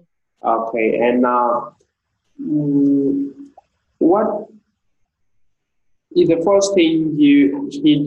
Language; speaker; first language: English; non-native, learner; Vietnamese